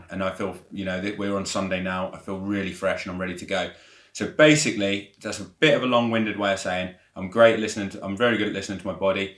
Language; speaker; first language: English; native; English